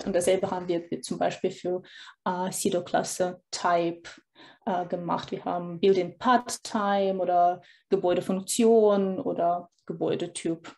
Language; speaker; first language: German; non-native, fluent; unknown